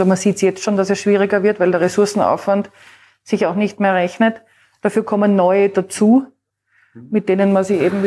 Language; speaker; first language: German; native; German